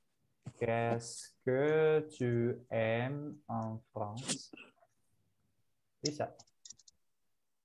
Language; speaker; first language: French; non-native, fluent; Indonesian